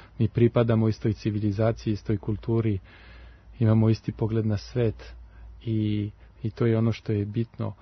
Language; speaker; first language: Serbian; non-native, fluent; French